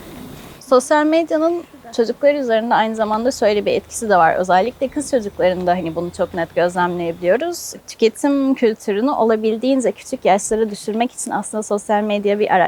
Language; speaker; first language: Turkish; native; Turkish